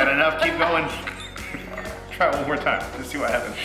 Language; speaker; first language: English; native; English